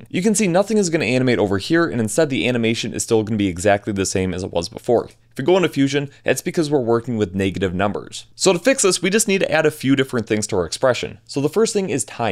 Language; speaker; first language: English; native; English